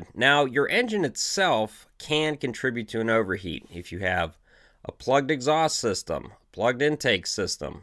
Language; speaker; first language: English; native; English